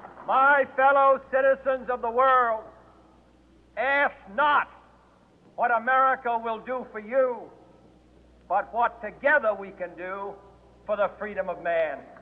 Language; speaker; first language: English; native; English